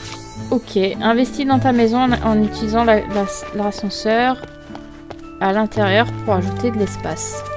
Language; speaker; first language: French; native; French